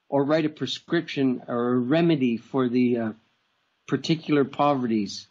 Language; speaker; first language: English; native; English